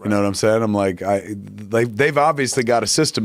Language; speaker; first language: English; native; English